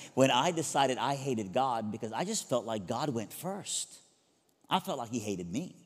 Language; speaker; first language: English; early bilingual, other home language; Persian